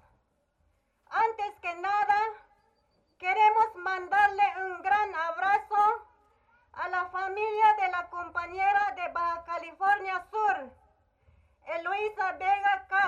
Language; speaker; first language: Spanish; non-native, local second language; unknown